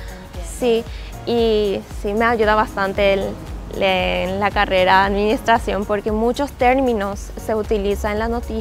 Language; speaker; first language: Spanish; non-native, fluent; Japanese